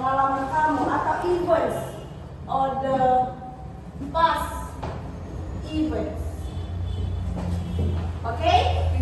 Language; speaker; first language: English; non-native, learner; Indonesian